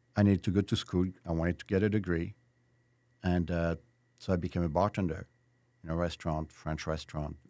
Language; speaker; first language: English; non-native, fluent; French